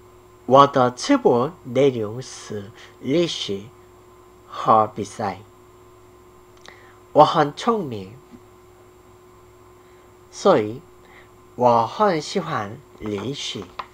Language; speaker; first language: Chinese; non-native, learner; Korean